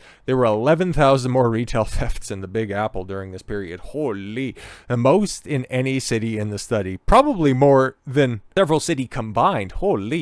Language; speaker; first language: English; native; English